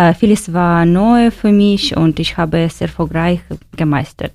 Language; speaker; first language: German; non-native, learner; Ukrainian